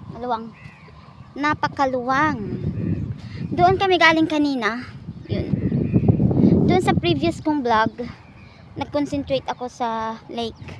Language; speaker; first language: Filipino; non-native, local second language; Iloko